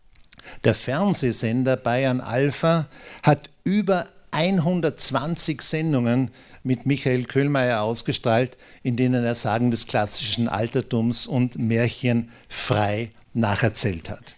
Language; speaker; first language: German; native; German